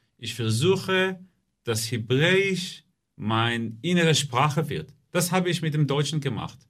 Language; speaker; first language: German; non-native, fluent; Hebrew